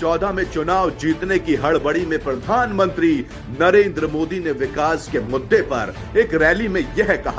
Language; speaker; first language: Hindi; native; Hindi